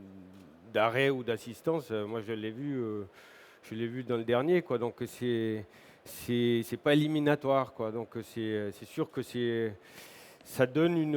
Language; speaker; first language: French; native; French